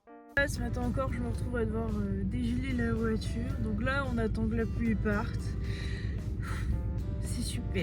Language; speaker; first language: French; native; French